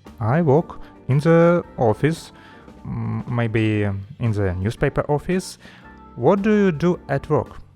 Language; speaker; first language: English; non-native, learner; Ukrainian